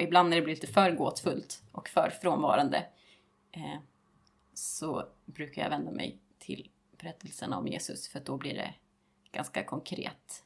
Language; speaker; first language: Swedish; native; Swedish